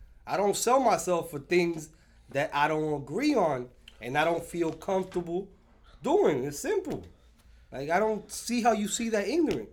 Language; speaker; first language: English; early bilingual, other home language; Spanish